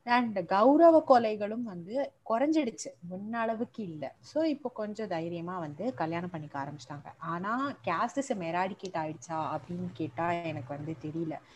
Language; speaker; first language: Tamil; native; Tamil